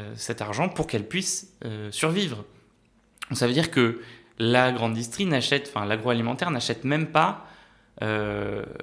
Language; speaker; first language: French; native; French